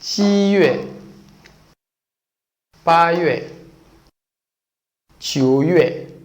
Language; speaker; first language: Chinese; non-native, fluent; Bambara